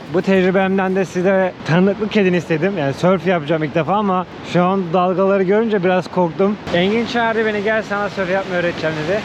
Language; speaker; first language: Turkish; native; Turkish